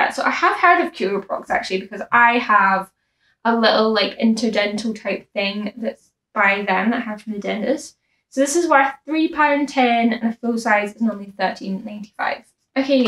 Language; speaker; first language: English; native; English